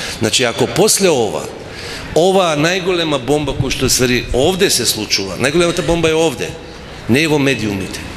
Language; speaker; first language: Macedonian; non-native, local second language; Albanian